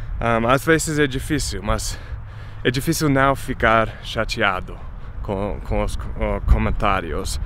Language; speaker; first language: Portuguese; non-native, fluent; English